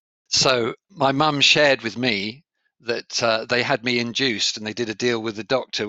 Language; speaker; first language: English; native; English